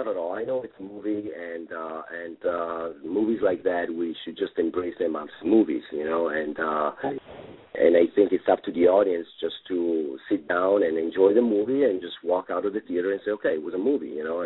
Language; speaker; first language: English; non-native, fluent; Italian